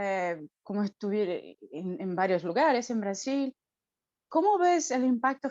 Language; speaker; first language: Spanish; non-native, fluent; Portuguese